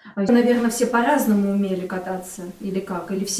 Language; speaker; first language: Russian; native; Russian